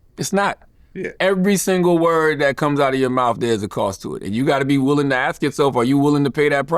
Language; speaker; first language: English; native; English